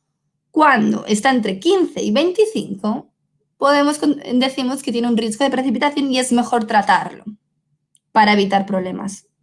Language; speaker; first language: Spanish; native; Spanish